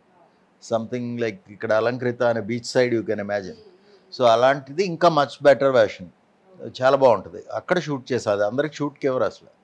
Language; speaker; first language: Telugu; native; Telugu